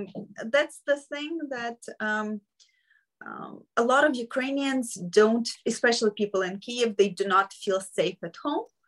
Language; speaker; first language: English; non-native, fluent; Ukrainian